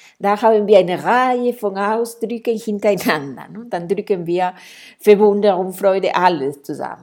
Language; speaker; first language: German; non-native, fluent; Spanish